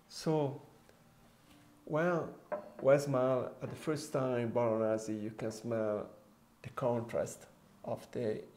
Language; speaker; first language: English; non-native, fluent; Italian